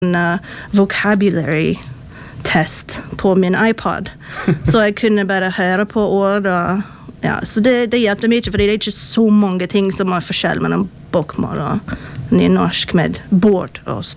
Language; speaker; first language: Swedish; non-native, fluent; English